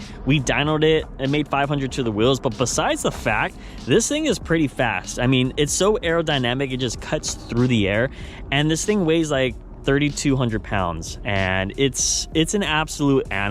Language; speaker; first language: English; native; English